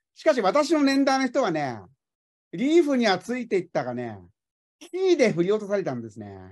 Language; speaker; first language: Japanese; native; Japanese